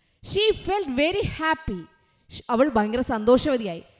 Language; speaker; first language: English; non-native, local second language; Malayalam